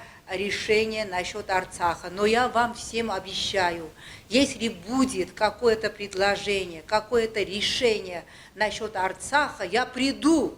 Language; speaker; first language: Russian; non-native, local second language; Armenian